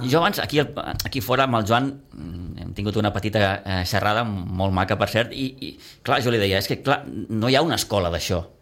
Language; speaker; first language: Catalan; native; Catalan